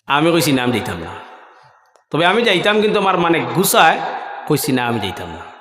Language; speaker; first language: Bangla; non-native, local second language; Sylheti